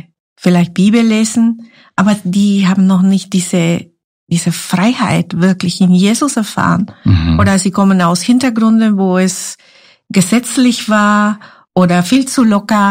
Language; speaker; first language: German; non-native, fluent; Spanish